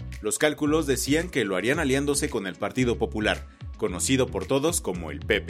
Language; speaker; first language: Spanish; native; Spanish